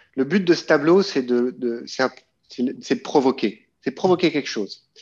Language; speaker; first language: French; native; French